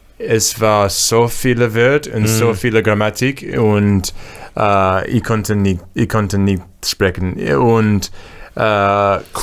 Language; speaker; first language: German; non-native, learner; English